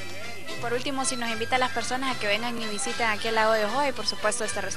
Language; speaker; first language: Spanish; native; Spanish